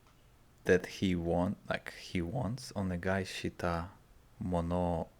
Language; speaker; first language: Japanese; non-native, learner; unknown